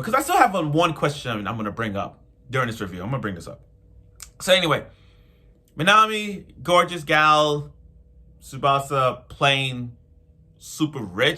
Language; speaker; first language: English; native; English